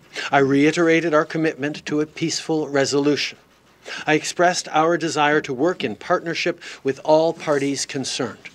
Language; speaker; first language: English; early bilingual, other home language; French